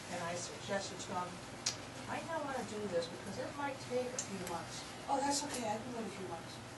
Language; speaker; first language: English; native; English